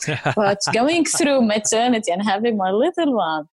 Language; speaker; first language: English; non-native, fluent; Arabic